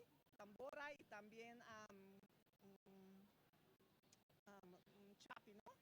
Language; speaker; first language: Spanish; non-native, fluent; Papiamento